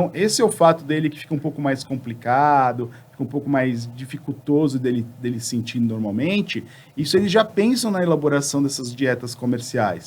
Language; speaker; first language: Portuguese; native; Portuguese